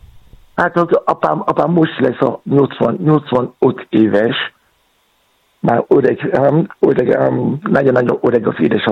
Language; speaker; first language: Hungarian; non-native, fluent; Yoruba